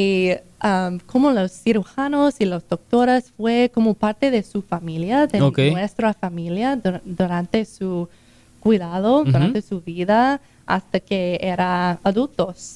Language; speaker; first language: Spanish; non-native, learner; English